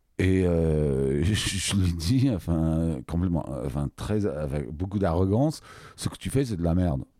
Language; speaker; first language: French; non-native, fluent; English